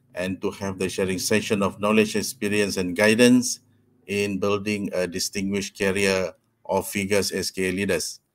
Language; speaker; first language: English; non-native, local second language; Malay